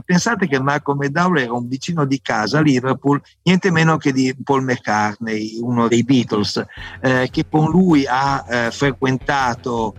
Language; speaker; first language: Italian; native; Italian